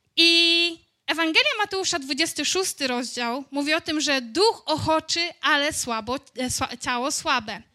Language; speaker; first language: Polish; native; Polish